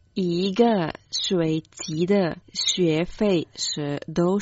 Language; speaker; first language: Chinese; non-native, learner; Croatian